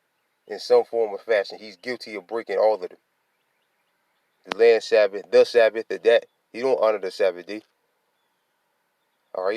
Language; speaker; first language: English; native; English